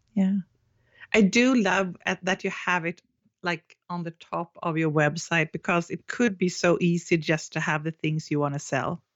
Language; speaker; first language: English; non-native, fluent; Swedish